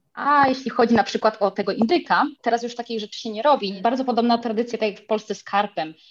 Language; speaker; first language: Polish; early bilingual, heritage; Spanish